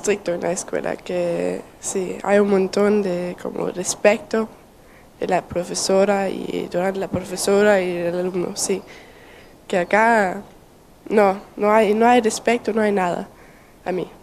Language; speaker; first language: Spanish; non-native, learner; Danish